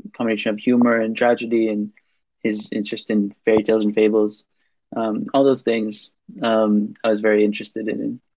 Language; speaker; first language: English; non-native, fluent; Hebrew